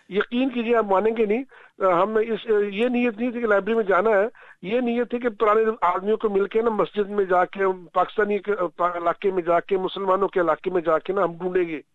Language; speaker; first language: Urdu; non-native, local second language; Punjabi